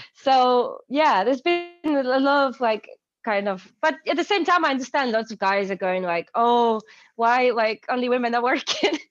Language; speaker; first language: English; non-native, fluent; Ukrainian